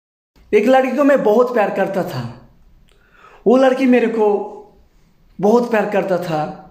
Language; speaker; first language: Hindi; non-native, local second language; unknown